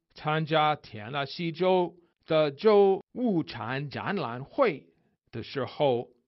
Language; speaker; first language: Chinese; native; Chinese